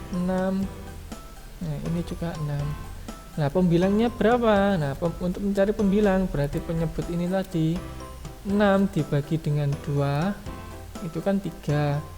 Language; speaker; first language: Indonesian; native; Indonesian